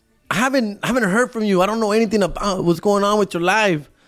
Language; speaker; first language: English; early bilingual, other home language; Spanish